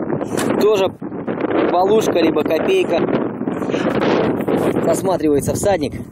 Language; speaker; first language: Russian; native; Russian